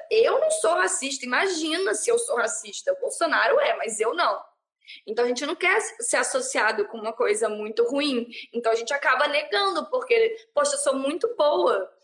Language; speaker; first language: Portuguese; native; Portuguese